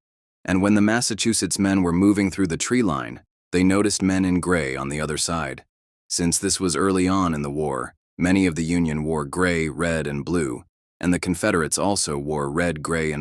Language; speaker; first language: English; native; English